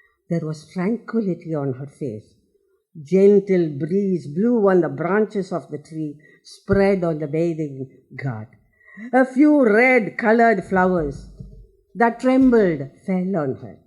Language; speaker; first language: English; non-native, local second language; Tamil